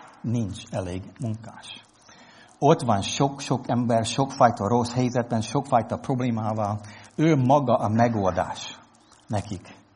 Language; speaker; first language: Hungarian; non-native, fluent; English